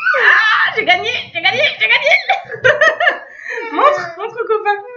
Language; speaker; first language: French; native; French